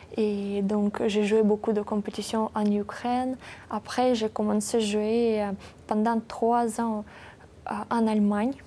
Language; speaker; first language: French; non-native, learner; Ukrainian